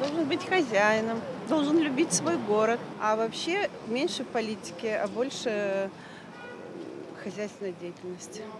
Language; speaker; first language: Russian; native; Russian